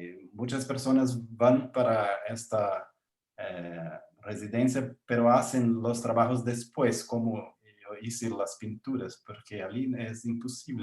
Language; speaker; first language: Spanish; non-native, learner; Portuguese